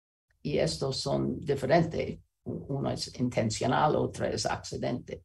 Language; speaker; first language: Spanish; non-native, learner; English